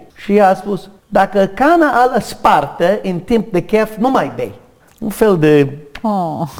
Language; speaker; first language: Romanian; non-native, fluent; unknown